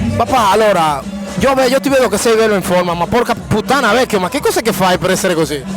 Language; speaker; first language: Italian; non-native, fluent; Spanish